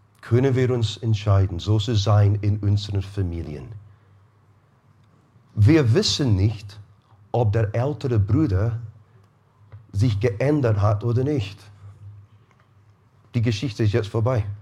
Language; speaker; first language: German; non-native, fluent; English